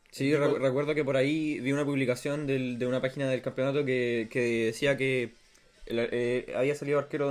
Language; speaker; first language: Spanish; native; Spanish